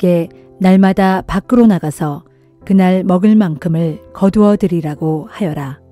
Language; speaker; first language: Korean; native; Korean